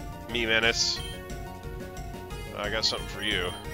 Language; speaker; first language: English; native; English